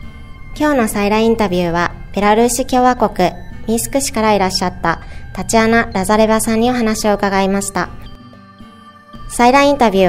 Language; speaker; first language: Japanese; native; Japanese